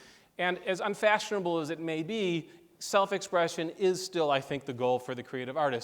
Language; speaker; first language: English; native; English